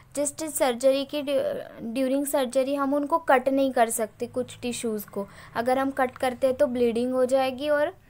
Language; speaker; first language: Hindi; non-native, local second language; Marathi